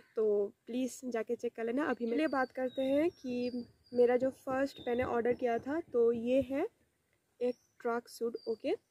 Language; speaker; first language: Hindi; non-native, local second language; Bangla